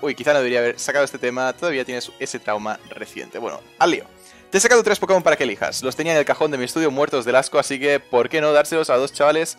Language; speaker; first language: Spanish; native; Spanish